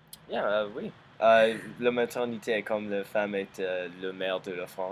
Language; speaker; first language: French; non-native, learner; English